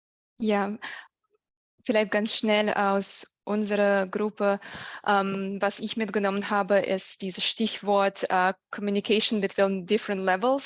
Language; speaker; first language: German; non-native, fluent; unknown